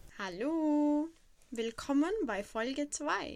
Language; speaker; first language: German; non-native, fluent; Czech